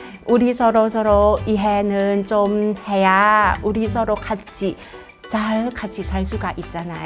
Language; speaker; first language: Korean; non-native, learner; Thai